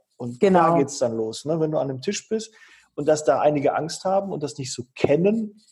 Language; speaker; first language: German; native; German